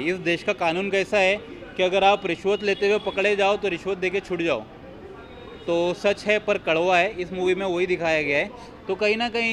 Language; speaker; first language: Hindi; native; Hindi